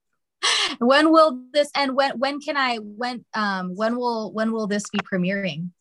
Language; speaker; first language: English; native; English